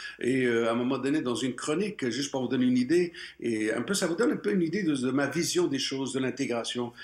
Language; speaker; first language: French; non-native, local second language; Arabic